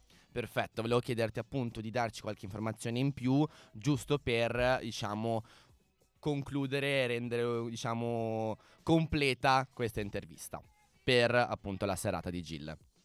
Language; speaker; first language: Italian; native; Italian